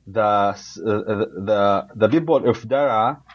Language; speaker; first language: English; non-native, learner; Arabic